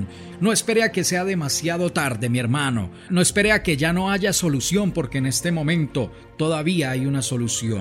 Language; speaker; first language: Spanish; native; Spanish